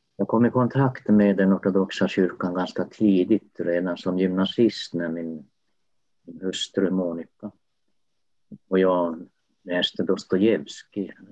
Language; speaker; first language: Swedish; non-native, local second language; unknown